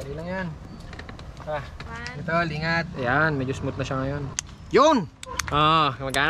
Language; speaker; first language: Filipino; native; Filipino